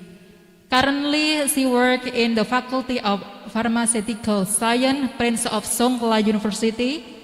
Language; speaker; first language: English; non-native, learner; Indonesian